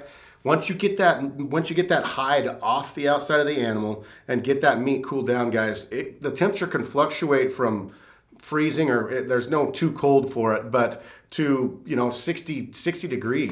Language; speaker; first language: English; native; English